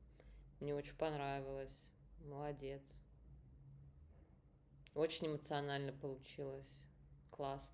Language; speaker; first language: Russian; native; Russian